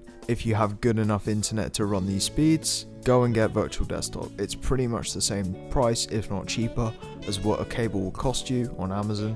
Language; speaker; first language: English; native; English